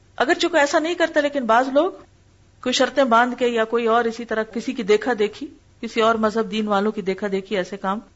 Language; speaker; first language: Urdu; native; Urdu